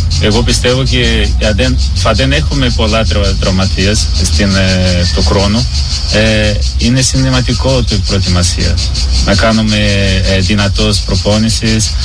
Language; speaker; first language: Greek; non-native, learner; Portuguese